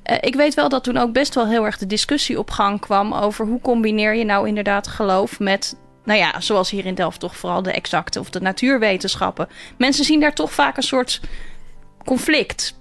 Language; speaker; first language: Dutch; native; Dutch